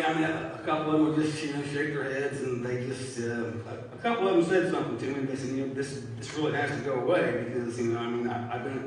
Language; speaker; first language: English; native; English